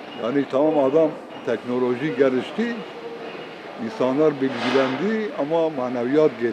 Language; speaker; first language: Turkish; non-native, local second language; Kurdish